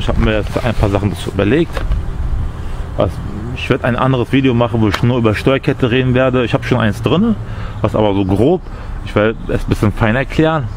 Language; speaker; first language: German; early bilingual, other home language; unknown